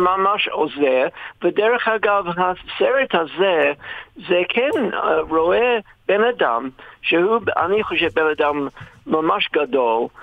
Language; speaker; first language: Hebrew; non-native, fluent; English